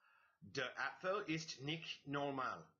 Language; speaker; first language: German; non-native, learner; English